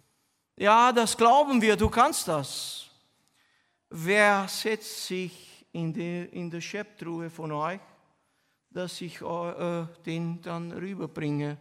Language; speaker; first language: German; non-native, fluent; Romanian